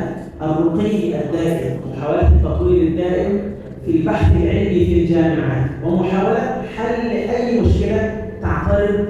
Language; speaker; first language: Arabic; native; Arabic